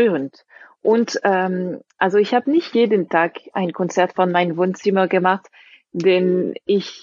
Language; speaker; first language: German; non-native, fluent; French